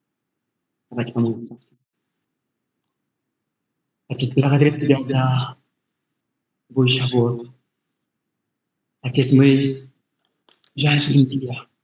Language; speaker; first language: Russian; non-native, learner; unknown